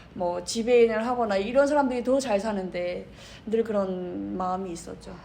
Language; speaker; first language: Korean; native; Korean